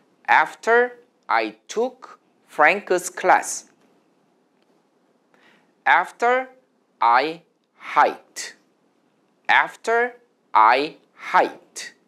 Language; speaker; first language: English; non-native, fluent; Korean